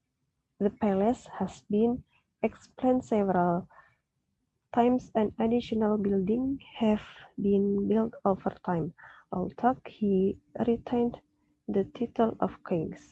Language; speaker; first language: English; non-native, learner; Indonesian